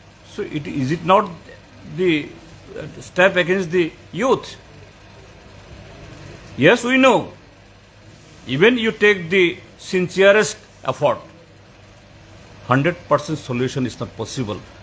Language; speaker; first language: English; non-native, local second language; Bangla